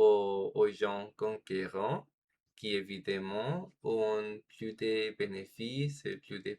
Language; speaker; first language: French; non-native, fluent; Spanish